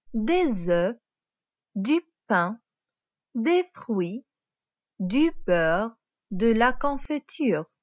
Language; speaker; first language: French; non-native, fluent; Arabic